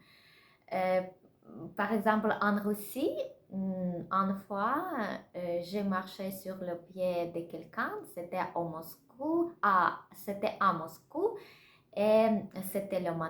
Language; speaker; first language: French; non-native, learner; Russian